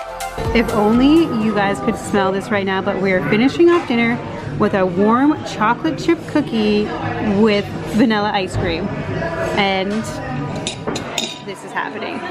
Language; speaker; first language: English; native; English